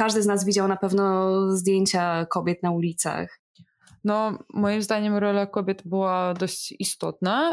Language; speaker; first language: Polish; non-native, fluent; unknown